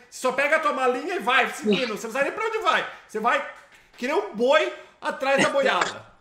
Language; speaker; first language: Portuguese; native; Portuguese